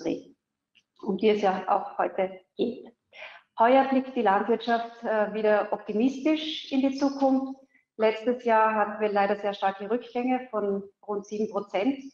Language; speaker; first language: German; native; German